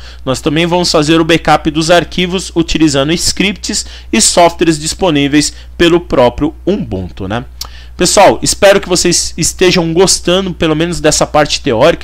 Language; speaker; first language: Portuguese; native; Portuguese